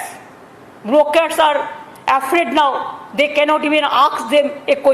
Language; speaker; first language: English; non-native, local second language; Bangla